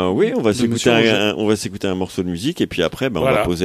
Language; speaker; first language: French; native; French